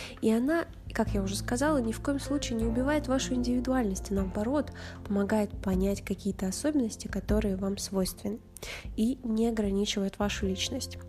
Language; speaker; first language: Russian; native; Russian